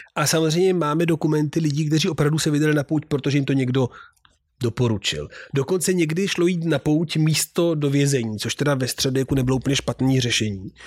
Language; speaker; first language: Czech; non-native, fluent; Italian